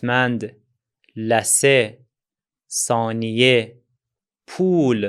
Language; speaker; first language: Persian; non-native, fluent; Azerbaijani